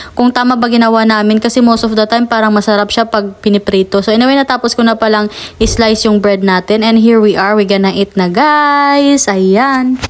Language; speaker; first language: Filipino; non-native, local second language; Cebuano